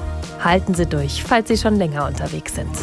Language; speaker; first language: German; native; German